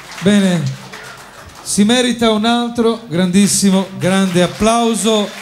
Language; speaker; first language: Italian; native; Italian